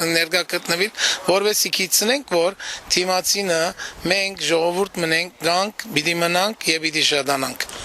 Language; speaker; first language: Armenian; early bilingual, heritage; Armenian